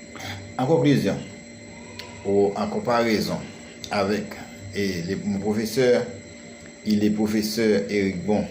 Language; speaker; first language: French; non-native, learner; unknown